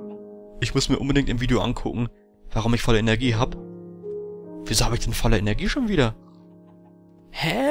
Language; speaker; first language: German; native; German